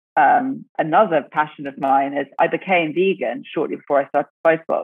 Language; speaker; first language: English; native; English